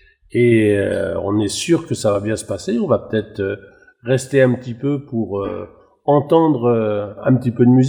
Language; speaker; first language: French; native; French